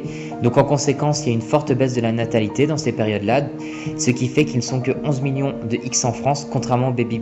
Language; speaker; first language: French; native; French